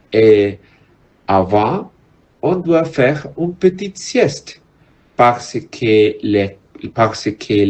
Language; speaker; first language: French; non-native, learner; Spanish